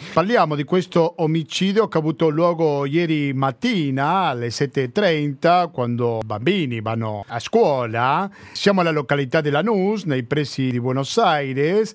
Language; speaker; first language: Italian; non-native, fluent; Spanish